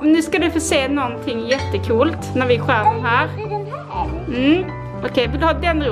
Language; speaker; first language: Swedish; native; Swedish